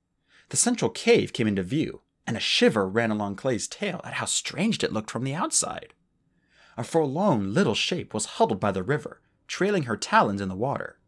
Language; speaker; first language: English; native; English